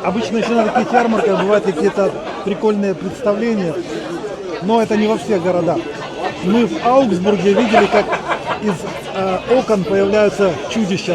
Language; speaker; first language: Russian; native; Russian